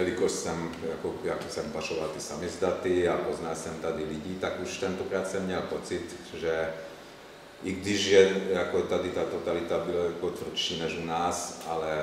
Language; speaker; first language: Czech; non-native, fluent; Hungarian